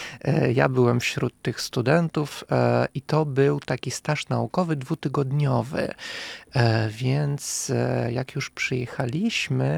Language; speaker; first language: Polish; non-native, fluent; Russian